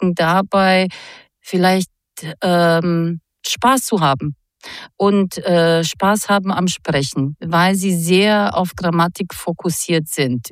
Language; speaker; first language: German; non-native, fluent; Croatian